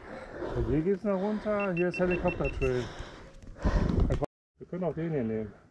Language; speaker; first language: German; native; German